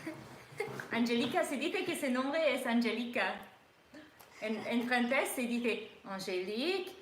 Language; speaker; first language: Spanish; non-native, learner; English